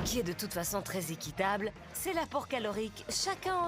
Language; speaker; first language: French; native; French